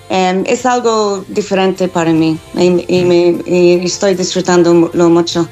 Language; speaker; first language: Spanish; non-native, fluent; English